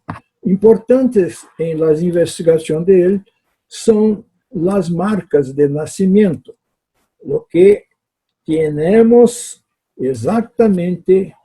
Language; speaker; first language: Spanish; non-native, fluent; Portuguese